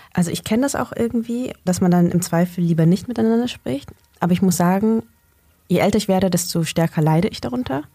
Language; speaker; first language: German; early bilingual, other home language; Vietnamese